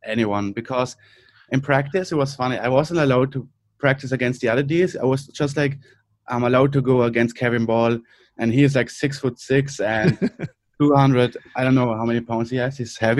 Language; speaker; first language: English; non-native, fluent; German